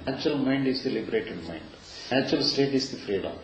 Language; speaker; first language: English; non-native, local second language; Tamil